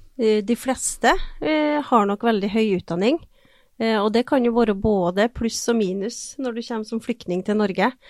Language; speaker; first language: Norwegian; native; Norwegian